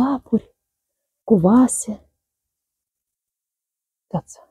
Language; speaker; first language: Romanian; non-native, learner; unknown